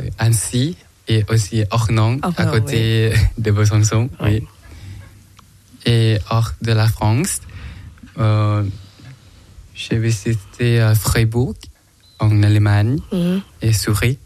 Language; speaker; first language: French; non-native, learner; Thai